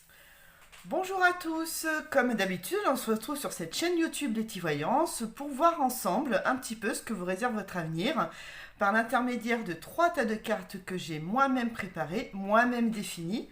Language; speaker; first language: French; native; French